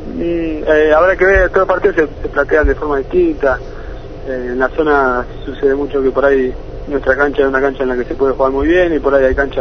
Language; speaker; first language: Spanish; native; Spanish